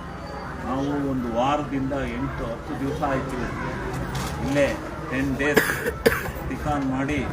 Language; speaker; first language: Kannada; native; Kannada